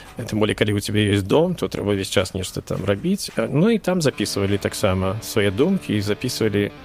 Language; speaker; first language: Belarusian; native; Belarusian